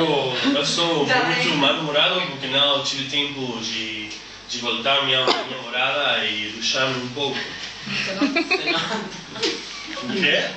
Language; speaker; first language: Portuguese; non-native, learner; Spanish